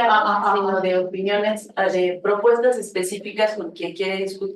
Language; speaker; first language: Spanish; native; Spanish